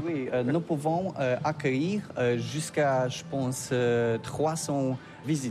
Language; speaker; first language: French; non-native, learner; Polish